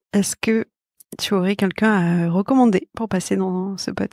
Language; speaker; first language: French; native; French